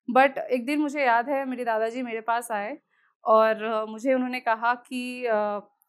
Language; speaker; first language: Hindi; native; Hindi